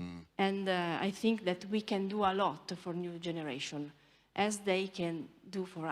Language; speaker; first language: English; non-native, learner; Italian